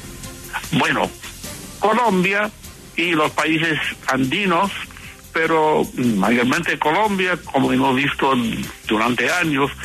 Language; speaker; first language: Spanish; non-native, fluent; English